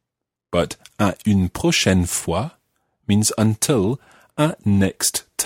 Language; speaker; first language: French; non-native, fluent; English